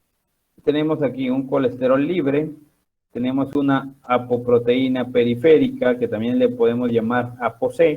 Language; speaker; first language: Spanish; native; Spanish